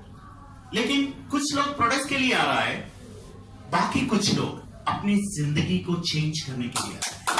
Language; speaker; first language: Hindi; non-native, fluent; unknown